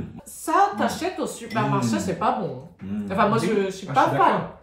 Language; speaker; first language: French; non-native, fluent; Japanese